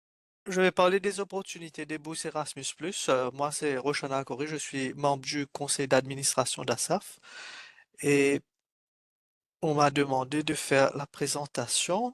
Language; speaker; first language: French; non-native, fluent; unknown